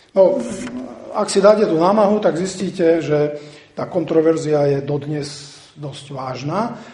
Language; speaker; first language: Slovak; native; Slovak